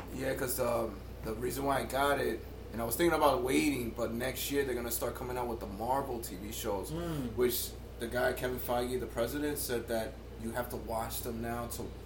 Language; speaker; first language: English; native; English